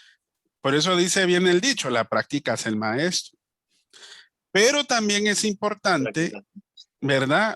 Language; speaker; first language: Spanish; native; Spanish